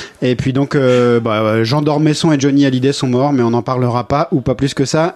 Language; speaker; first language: French; native; French